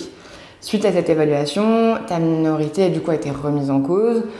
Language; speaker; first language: French; native; French